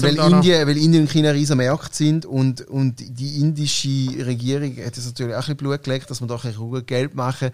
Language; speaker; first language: German; native; German